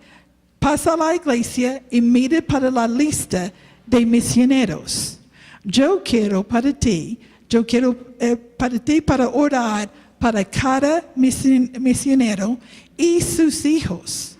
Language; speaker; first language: Spanish; non-native, learner; English